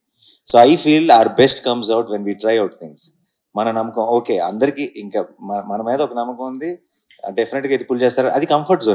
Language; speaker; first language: Telugu; native; Telugu